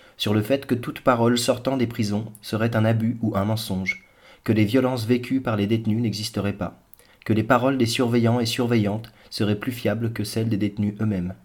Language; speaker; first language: French; native; French